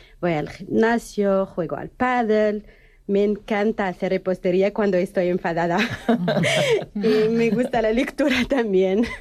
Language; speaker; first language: Spanish; non-native, fluent; Arabic